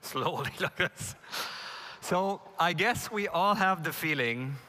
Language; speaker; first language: English; non-native, fluent; German